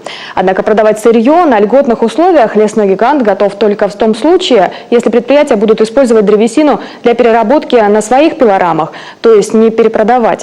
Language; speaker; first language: Russian; native; Russian